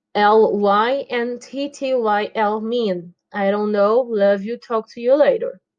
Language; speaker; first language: English; non-native, fluent; Portuguese